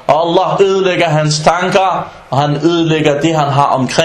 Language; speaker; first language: Danish; early bilingual, other home language; Arabic